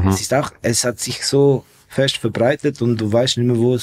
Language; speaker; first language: German; non-native, fluent; Estonian